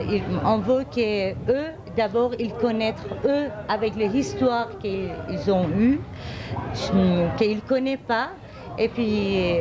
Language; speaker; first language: French; non-native, fluent; Persian